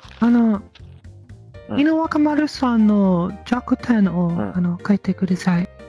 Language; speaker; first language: Japanese; non-native, learner; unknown